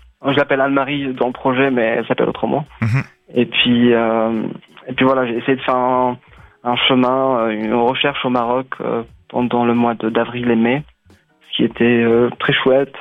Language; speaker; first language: French; non-native, local second language; Arabic